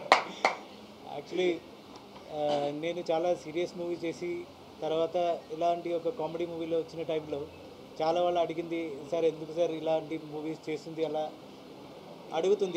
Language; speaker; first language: Telugu; non-native, fluent; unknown